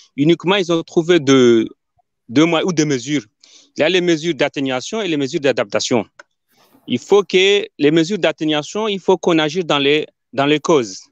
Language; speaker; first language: French; non-native, local second language; Ngazidja Comorian